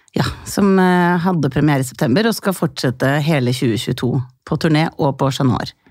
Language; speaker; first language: Norwegian; early bilingual, other home language; Icelandic